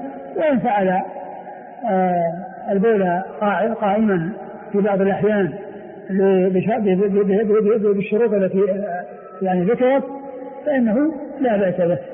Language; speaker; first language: Arabic; native; Arabic